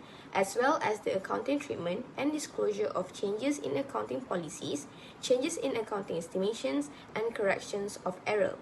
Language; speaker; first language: English; non-native, local second language; Malay